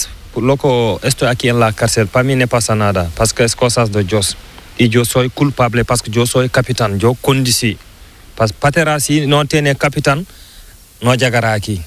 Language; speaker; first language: Spanish; non-native, learner; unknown